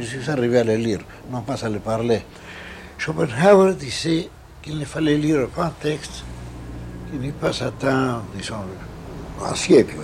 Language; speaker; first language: French; non-native, fluent; Spanish